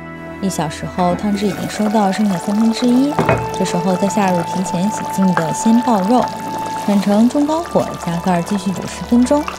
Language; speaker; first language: Chinese; native; Chinese